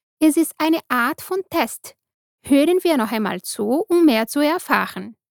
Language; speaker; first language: German; non-native, fluent; Portuguese